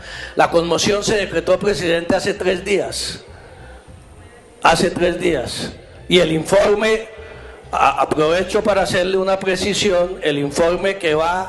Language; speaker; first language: Spanish; native; Spanish